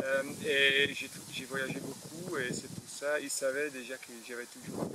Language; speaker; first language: French; non-native, fluent; Dutch